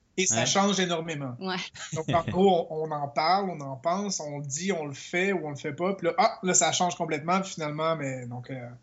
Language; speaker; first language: French; native; French